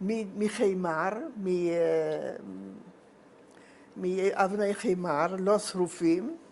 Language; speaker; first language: Hebrew; non-native, fluent; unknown